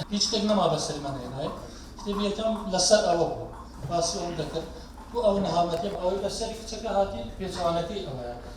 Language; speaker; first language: Central Kurdish; non-native, local second language; Kurdish